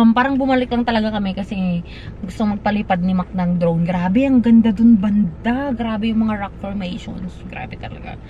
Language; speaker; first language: Filipino; native; Filipino